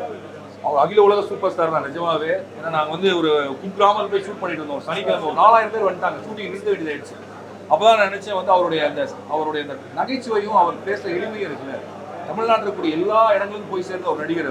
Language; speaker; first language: Tamil; native; Tamil